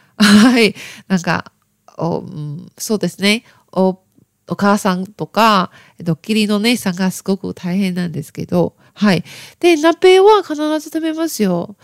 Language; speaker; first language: Japanese; non-native, learner; Chinese